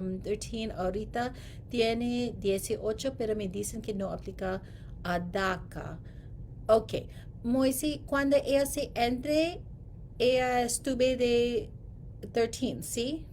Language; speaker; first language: Spanish; non-native, learner; English